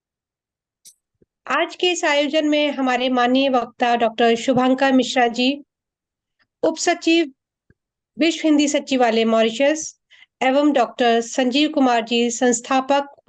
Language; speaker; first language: Hindi; non-native, local second language; Morisyen